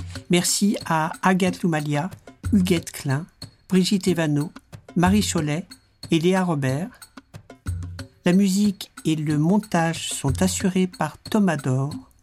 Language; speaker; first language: French; native; French